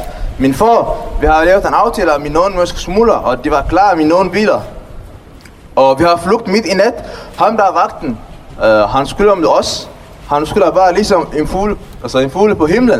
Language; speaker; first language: Danish; non-native, learner; Tigrinya